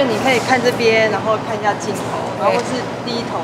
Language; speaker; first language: Chinese; native; Chinese